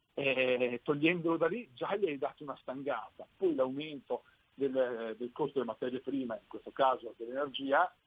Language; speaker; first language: Italian; native; Italian